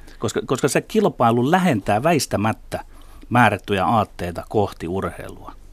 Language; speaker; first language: Finnish; native; Finnish